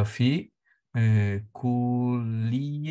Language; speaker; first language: Arabic; non-native, learner; Italian